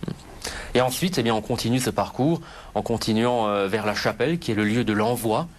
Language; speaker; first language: French; native; French